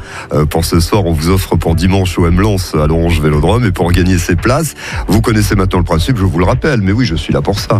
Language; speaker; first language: French; native; French